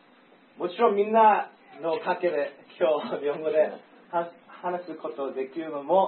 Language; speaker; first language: Japanese; non-native, learner; English